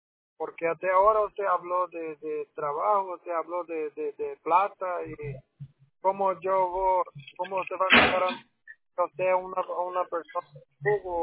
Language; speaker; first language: Spanish; non-native, learner; Portuguese